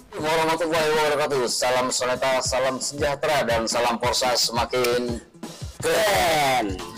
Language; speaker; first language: Indonesian; native; Indonesian